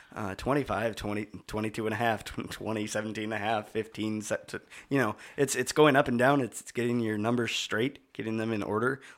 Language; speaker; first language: English; native; English